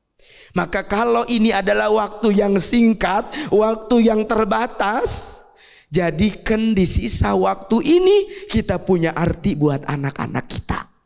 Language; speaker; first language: Indonesian; native; Indonesian